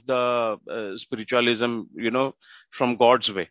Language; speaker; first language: English; non-native, local second language; Marathi